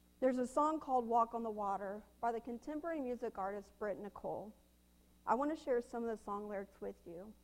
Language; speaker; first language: English; native; English